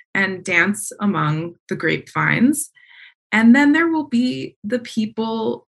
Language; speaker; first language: English; native; English